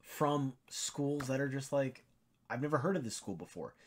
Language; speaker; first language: English; native; English